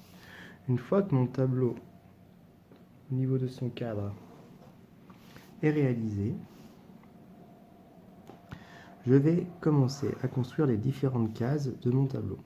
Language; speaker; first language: French; native; French